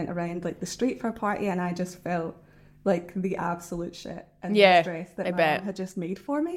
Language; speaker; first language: English; native; English